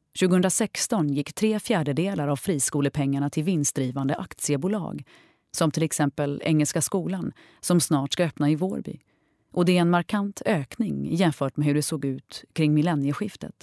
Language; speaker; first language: Swedish; native; Swedish